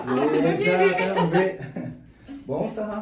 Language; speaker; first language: French; non-native, learner; Portuguese